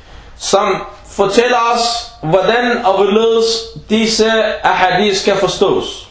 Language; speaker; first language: Danish; early bilingual, other home language; Arabic